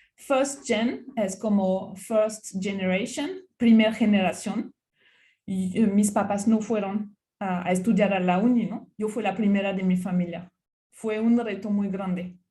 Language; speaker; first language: Spanish; non-native, fluent; French